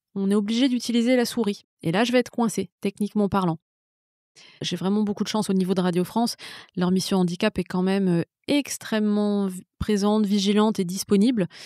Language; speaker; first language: French; native; French